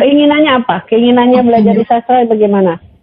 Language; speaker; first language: Indonesian; native; Indonesian